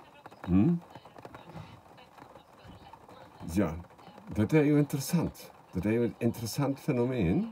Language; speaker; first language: Swedish; non-native, fluent; German